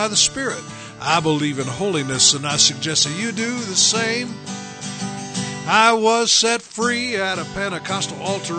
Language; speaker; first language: English; native; English